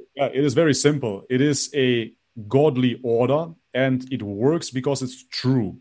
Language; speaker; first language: English; non-native, fluent; Macedonian